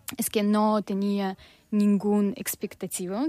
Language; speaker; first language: Catalan; non-native, learner; Russian